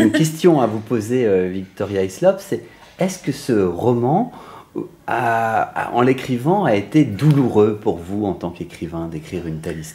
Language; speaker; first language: French; native; French